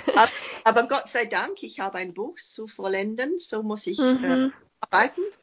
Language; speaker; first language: German; non-native, fluent; English